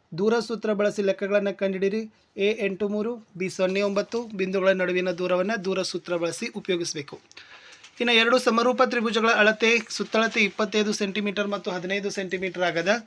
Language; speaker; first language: Kannada; native; Kannada